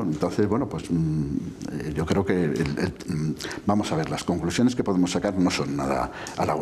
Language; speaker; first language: Spanish; native; Spanish